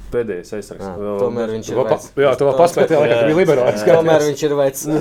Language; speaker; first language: Latvian; native; Latvian